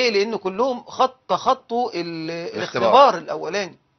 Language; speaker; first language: Arabic; native; Arabic